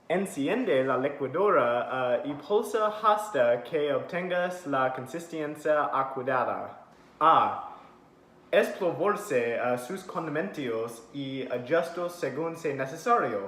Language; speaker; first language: Spanish; non-native, learner; English